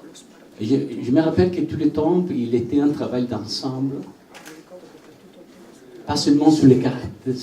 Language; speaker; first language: French; non-native, learner; Italian